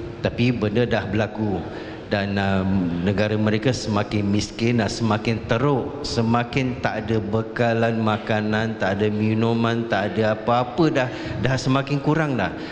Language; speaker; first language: Malay; non-native, local second language; Chinese